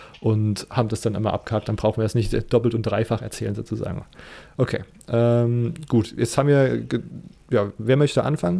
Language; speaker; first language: German; native; German